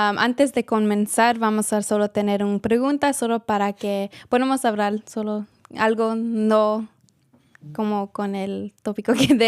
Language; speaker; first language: Spanish; early bilingual, heritage; Spanish